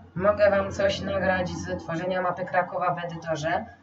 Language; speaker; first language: Polish; native; Polish